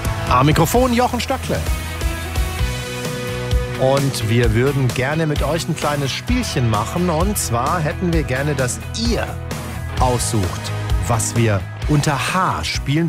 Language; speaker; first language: German; native; German